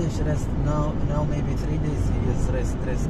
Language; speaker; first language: English; non-native, learner; Arabic